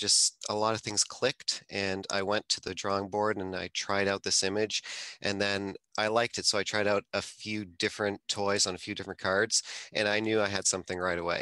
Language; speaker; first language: English; native; English